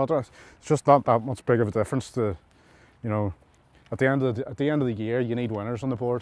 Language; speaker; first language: English; native; English